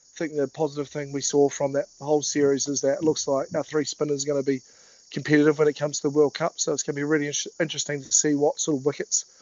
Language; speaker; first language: English; native; English